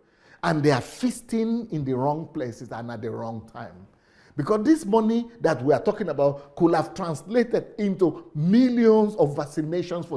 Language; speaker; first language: English; non-native, local second language; Yoruba